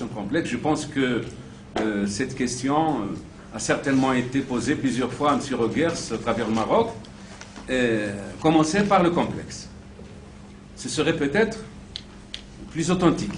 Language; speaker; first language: French; non-native, local second language; Arabic